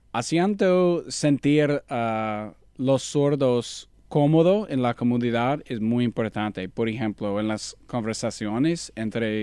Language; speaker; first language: Spanish; non-native, learner; English